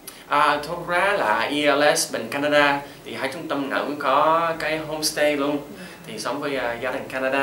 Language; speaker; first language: Vietnamese; non-native, fluent; English